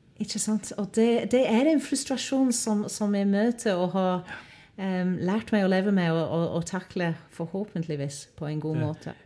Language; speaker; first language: Norwegian; non-native, fluent; English